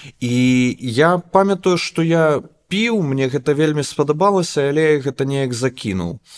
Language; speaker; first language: Belarusian; native; Belarusian